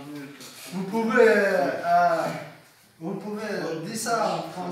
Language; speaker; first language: French; non-native, learner; Persian